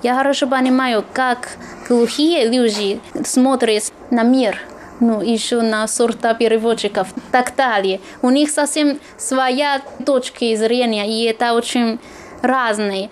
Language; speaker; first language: Russian; non-native, fluent; Chinese